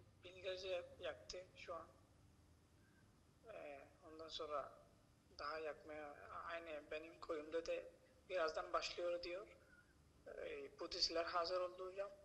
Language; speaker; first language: Turkish; non-native, learner; Rohingya